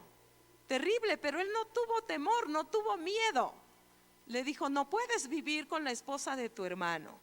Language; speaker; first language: Spanish; native; Spanish